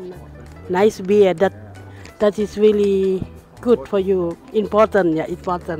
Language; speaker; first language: English; non-native, learner; Thai